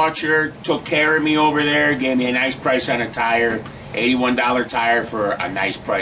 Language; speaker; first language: English; native; English